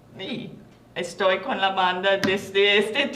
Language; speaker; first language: Spanish; non-native, learner; English